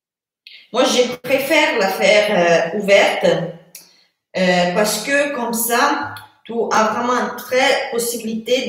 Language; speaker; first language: French; non-native, fluent; Italian